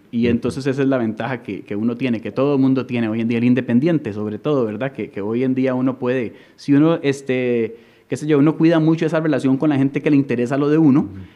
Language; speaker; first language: Spanish; native; Spanish